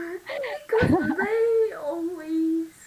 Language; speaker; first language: English; non-native, learner; Vietnamese